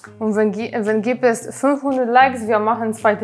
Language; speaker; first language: German; non-native, learner; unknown